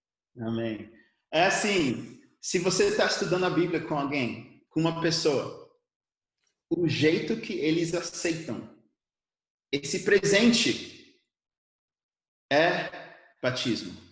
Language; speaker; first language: Portuguese; early bilingual, other home language; English